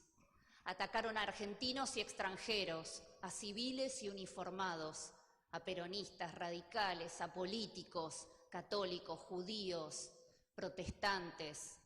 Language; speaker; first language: Spanish; native; Spanish